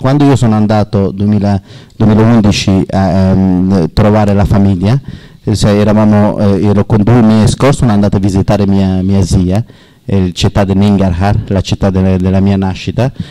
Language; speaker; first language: Italian; non-native, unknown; Persian